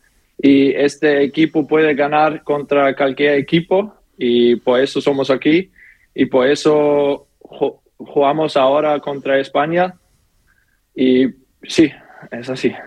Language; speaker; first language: Spanish; non-native, learner; German